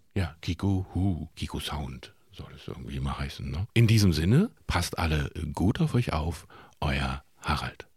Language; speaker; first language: German; native; German